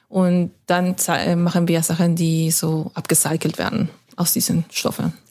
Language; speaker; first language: German; non-native, fluent; Spanish